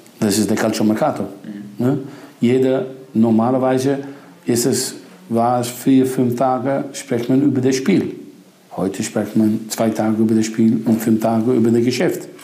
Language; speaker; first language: German; non-native, fluent; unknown